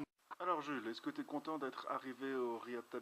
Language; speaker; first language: French; native; French